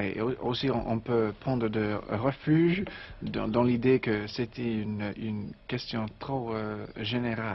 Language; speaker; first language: French; non-native, learner; English